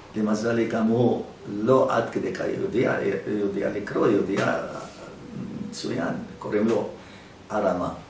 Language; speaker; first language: Hebrew; early bilingual, other home language; Arabic